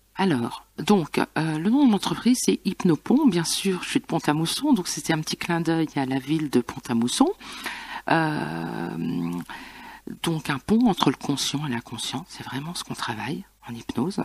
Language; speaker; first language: French; native; French